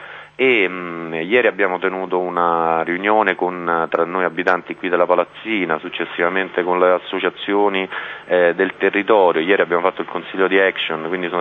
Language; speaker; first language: Italian; native; Italian